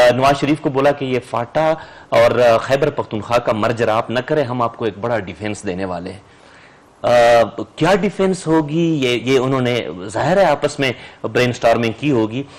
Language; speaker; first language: Urdu; non-native, local second language; Pashto